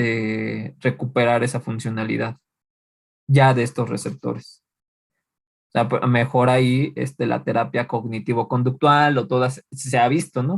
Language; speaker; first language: Spanish; native; Spanish